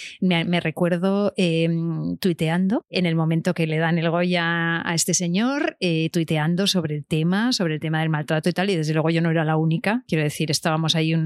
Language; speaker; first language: Spanish; native; Spanish